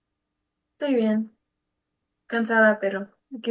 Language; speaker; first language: Spanish; early bilingual, heritage; Spanish